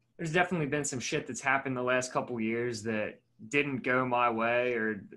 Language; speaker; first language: English; native; English